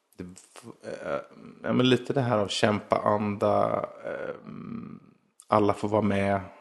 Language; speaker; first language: Swedish; native; Swedish